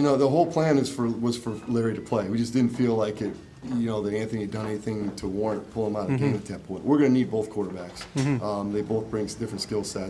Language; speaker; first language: English; native; English